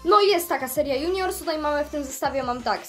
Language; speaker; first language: Polish; native; Polish